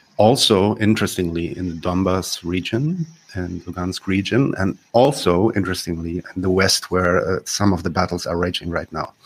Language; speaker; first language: English; non-native, fluent; Polish